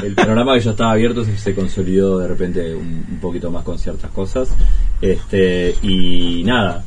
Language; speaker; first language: Spanish; native; Spanish